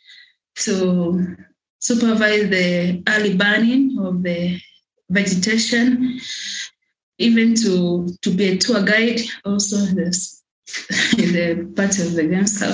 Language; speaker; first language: English; non-native, local second language; Swahili